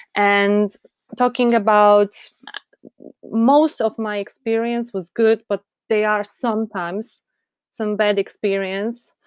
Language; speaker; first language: English; non-native, fluent; Polish